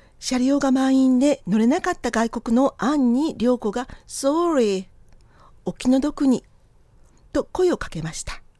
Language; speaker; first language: Japanese; native; Japanese